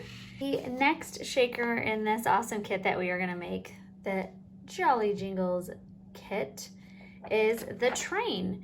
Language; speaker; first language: English; native; English